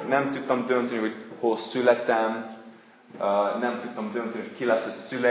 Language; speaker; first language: Hungarian; non-native, fluent; English